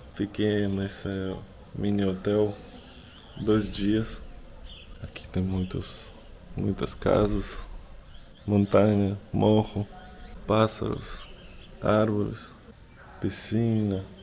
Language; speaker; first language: Portuguese; non-native, learner; Russian